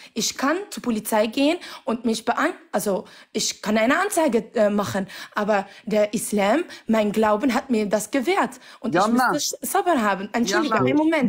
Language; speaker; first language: German; non-native, fluent; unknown